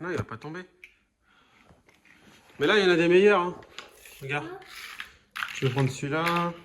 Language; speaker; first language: French; native; French